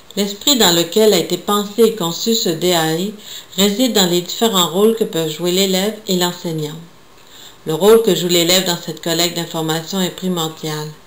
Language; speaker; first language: French; native; French